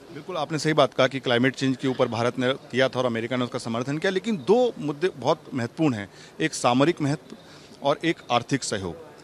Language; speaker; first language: Hindi; native; Hindi